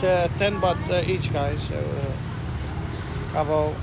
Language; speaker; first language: English; non-native, learner; Dutch